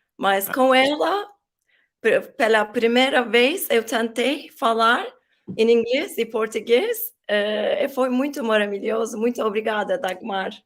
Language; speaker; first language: Portuguese; non-native, learner; Turkish